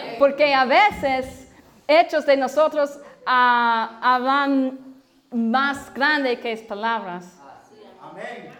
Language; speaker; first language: Spanish; non-native, learner; English